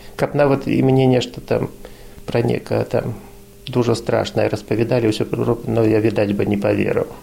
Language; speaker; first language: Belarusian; non-native, local second language; Russian